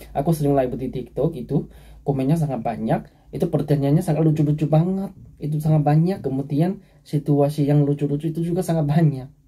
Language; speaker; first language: Indonesian; non-native, fluent; Korean